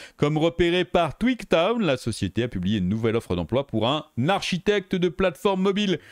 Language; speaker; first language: French; native; French